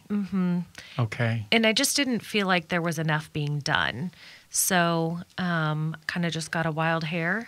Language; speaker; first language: English; native; English